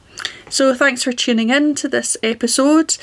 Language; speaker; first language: English; native; English